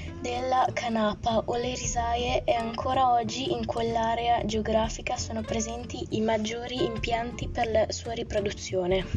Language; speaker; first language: Italian; native; Italian